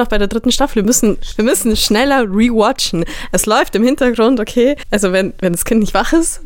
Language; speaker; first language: German; native; German